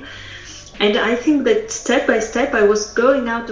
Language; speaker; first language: English; non-native, fluent; Russian